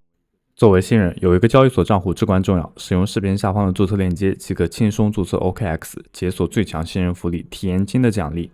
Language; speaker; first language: Chinese; native; Chinese